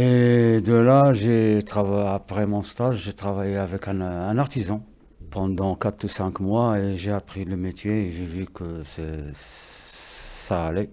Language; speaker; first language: French; non-native, local second language; Arabic